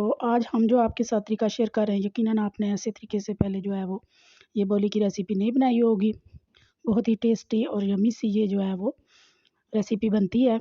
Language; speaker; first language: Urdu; non-native, local second language; Pahari-Potwari